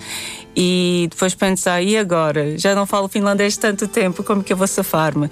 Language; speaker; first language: Portuguese; non-native, fluent; Latvian